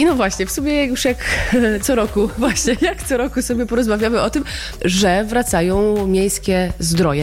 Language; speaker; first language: Polish; native; Polish